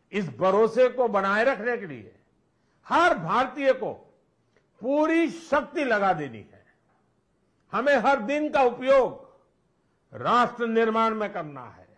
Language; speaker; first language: Hindi; non-native, local second language; Gujarati